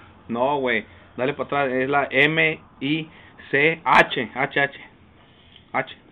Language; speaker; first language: Spanish; native; Spanish